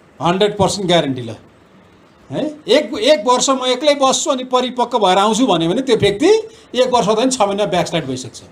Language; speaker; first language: Nepali; non-native, local second language; Eastern Tamang